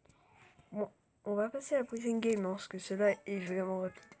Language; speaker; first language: French; native; French